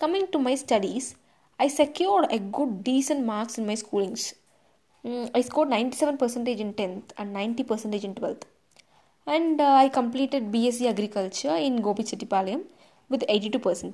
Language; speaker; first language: English; non-native, local second language; Tamil